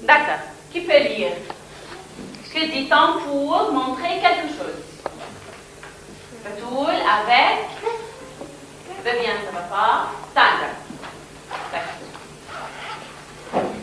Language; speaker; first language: French; non-native, fluent; Arabic